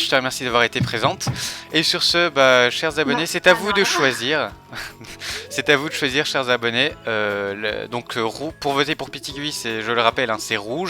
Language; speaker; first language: French; native; French